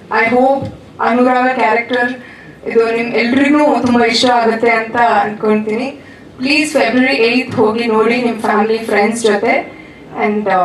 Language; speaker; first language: Kannada; non-native, learner; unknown